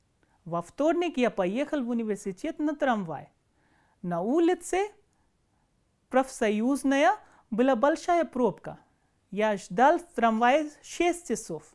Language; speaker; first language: Russian; non-native, fluent; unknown